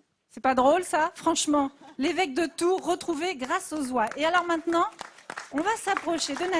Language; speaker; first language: French; native; French